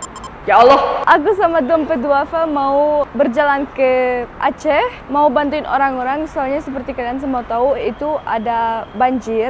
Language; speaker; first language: Indonesian; non-native, fluent; German